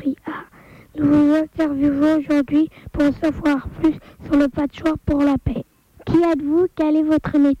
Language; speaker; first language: French; native; French